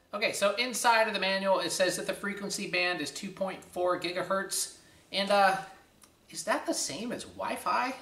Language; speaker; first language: English; native; English